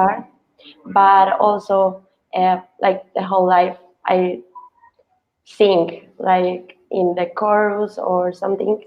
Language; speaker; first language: English; non-native, fluent; Spanish